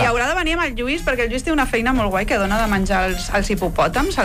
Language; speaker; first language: Catalan; native; Catalan